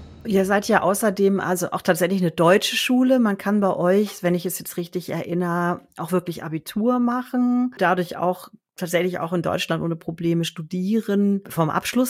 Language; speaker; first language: German; native; German